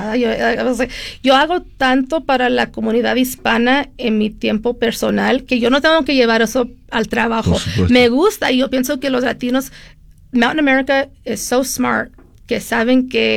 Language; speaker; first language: Spanish; early bilingual, heritage; Spanish